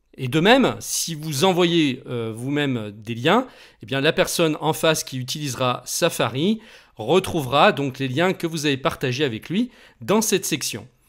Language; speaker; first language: French; native; French